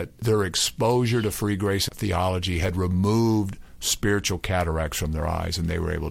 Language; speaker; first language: English; native; English